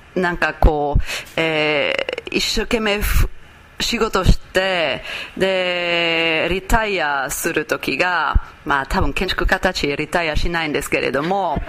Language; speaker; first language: Japanese; non-native, fluent; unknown